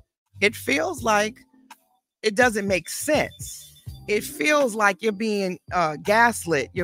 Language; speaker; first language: English; native; English